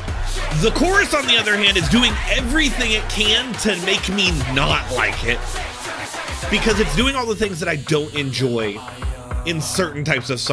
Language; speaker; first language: English; native; English